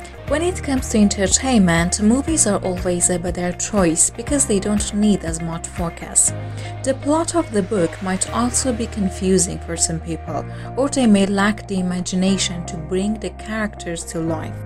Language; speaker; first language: English; non-native, fluent; Persian